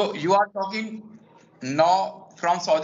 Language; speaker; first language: English; non-native, local second language; Hindi